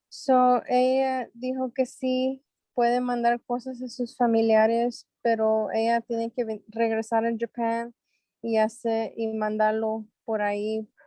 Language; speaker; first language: Spanish; early bilingual, heritage; Spanish